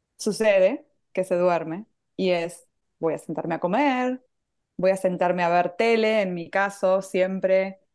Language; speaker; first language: Spanish; native; Spanish